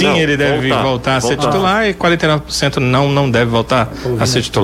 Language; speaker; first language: Portuguese; native; Portuguese